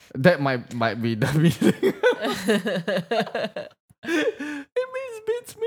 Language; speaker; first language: English; non-native, fluent; Indonesian